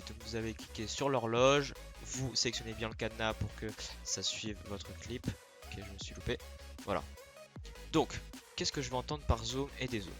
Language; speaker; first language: French; native; French